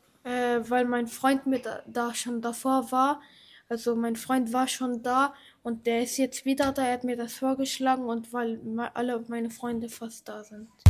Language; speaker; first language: German; native; German